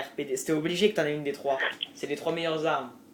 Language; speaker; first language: French; native; French